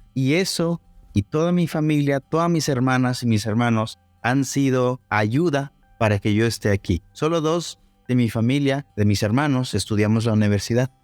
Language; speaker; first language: Spanish; non-native, local second language; Zapotec